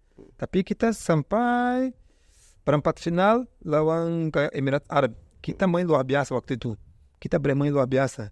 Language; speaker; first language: Indonesian; non-native, fluent; Portuguese